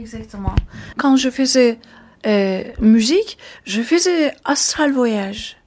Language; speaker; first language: French; non-native, fluent; Turkish